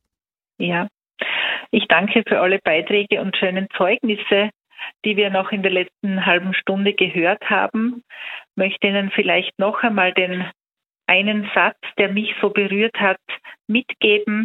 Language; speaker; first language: German; native; German